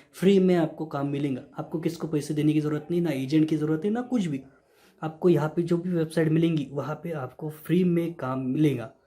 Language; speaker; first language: Hindi; non-native, local second language; Marathi